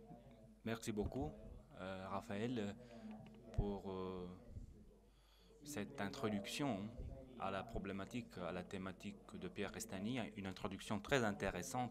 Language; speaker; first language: French; non-native, fluent; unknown